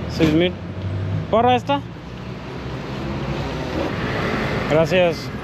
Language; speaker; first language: Spanish; non-native, learner; English